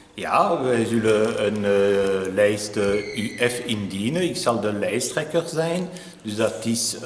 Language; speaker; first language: Dutch; non-native, local second language; French